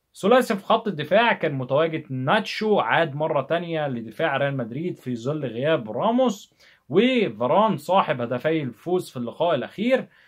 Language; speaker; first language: Arabic; native; Arabic